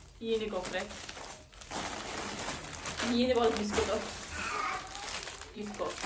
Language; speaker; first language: Turkish; non-native, fluent; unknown